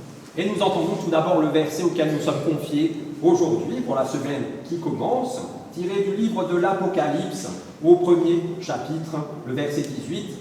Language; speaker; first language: French; native; French